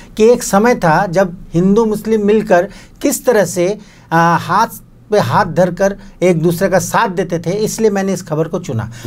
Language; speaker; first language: Hindi; non-native, local second language; Bangla